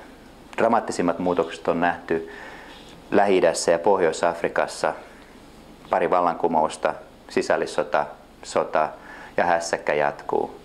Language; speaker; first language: Finnish; native; Finnish